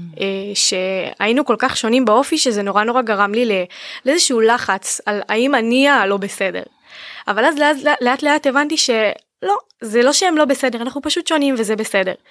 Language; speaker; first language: Hebrew; native; Hebrew